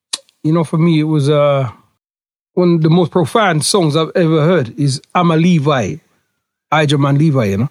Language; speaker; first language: English; native; English